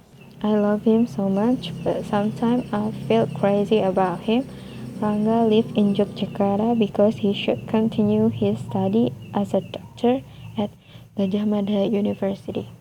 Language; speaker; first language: English; non-native, fluent; Indonesian